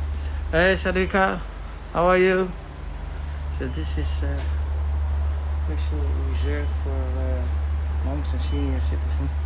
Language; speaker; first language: English; non-native, learner; Dutch